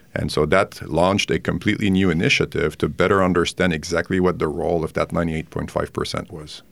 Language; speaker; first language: English; non-native, fluent; French